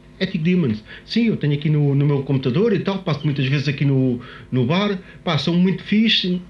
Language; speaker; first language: Portuguese; native; Portuguese